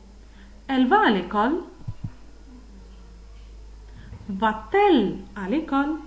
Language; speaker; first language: French; non-native, fluent; Arabic